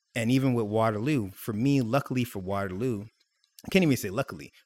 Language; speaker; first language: English; native; English